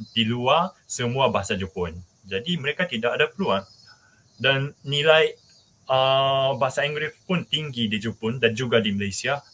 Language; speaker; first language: Malay; non-native, fluent; Japanese